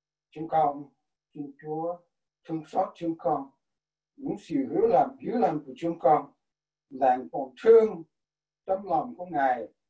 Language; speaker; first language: Vietnamese; non-native, learner; English